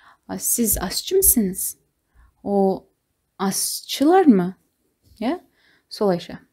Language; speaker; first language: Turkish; non-native, fluent; Kazakh